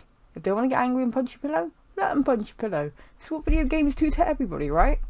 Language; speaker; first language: English; native; English